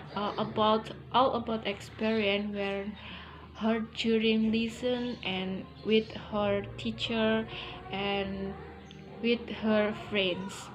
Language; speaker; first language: English; non-native, learner; Indonesian